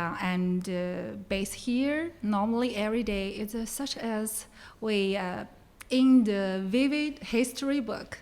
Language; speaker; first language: English; non-native, learner; Chinese